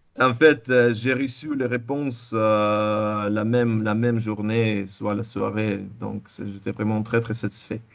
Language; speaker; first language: French; non-native, fluent; Russian